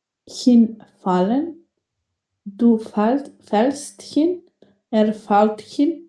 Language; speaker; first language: German; non-native, learner; Macedonian